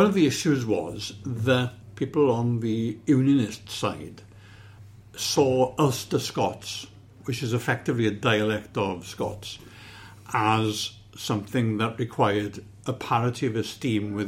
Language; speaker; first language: English; native; English